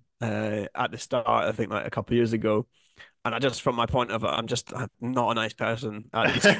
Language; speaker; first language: English; native; English